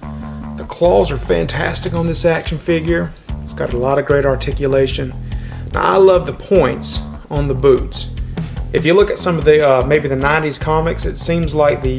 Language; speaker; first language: English; native; English